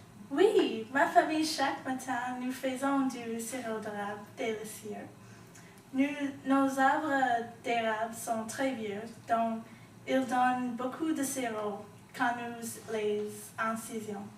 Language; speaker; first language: French; non-native, learner; English